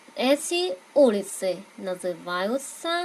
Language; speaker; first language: Russian; non-native, fluent; Vietnamese